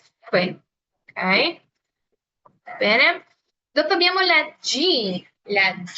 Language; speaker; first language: Italian; non-native, fluent; Spanish